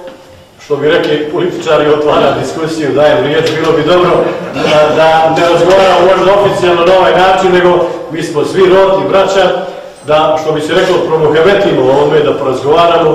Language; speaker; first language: Bosnian; native; Bosnian